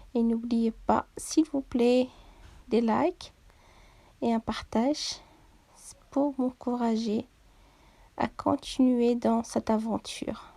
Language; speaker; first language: French; non-native, local second language; Arabic